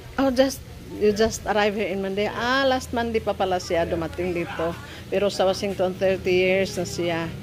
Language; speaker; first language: Filipino; non-native, local second language; Cebuano